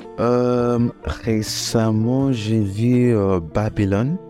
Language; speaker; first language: French; non-native, fluent; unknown